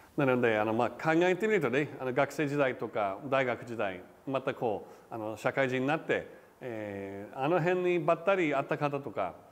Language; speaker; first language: Japanese; non-native, fluent; English